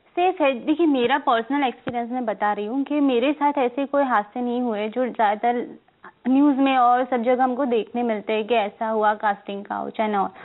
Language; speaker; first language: Hindi; non-native, local second language; Gujarati